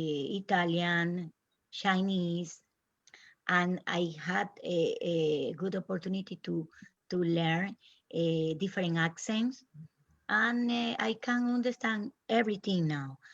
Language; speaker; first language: English; non-native, learner; Spanish